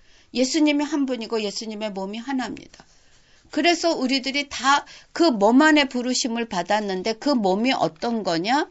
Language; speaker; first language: Korean; native; Korean